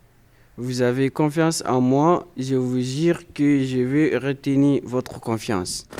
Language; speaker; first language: French; non-native, learner; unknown